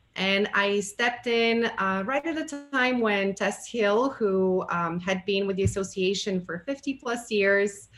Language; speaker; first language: English; non-native, fluent; Bulgarian